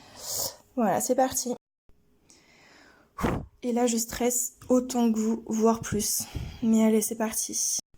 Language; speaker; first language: French; native; French